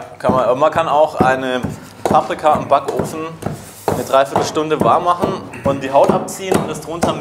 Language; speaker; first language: German; native; German